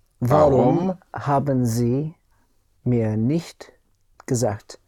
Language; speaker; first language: German; non-native, learner; English